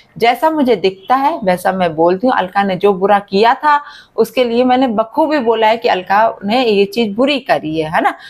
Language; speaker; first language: Hindi; native; Hindi